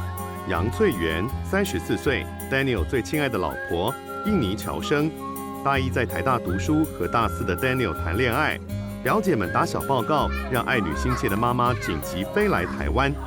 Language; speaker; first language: Chinese; native; Chinese